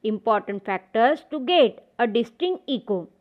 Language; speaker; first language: English; non-native, local second language; Marathi